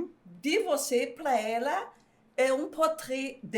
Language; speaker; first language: Portuguese; non-native, fluent; German